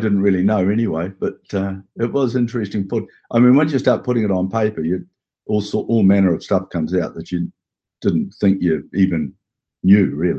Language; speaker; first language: English; native; English